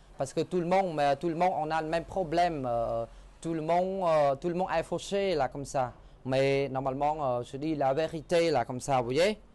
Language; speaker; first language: French; non-native, fluent; Khmer